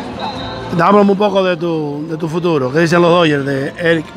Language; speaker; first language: Spanish; native; Spanish